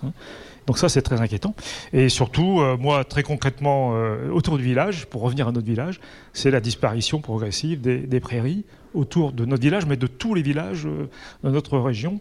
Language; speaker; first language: French; native; French